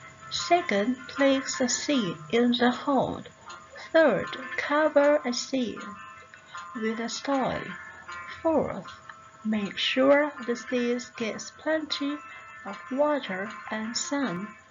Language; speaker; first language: English; non-native, fluent; Thai